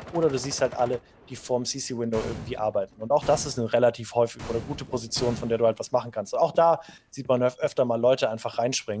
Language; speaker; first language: German; native; German